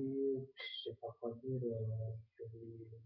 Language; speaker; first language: French; non-native, fluent; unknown